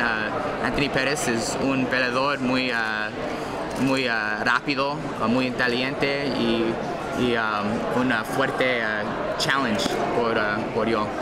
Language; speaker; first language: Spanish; early bilingual, heritage; English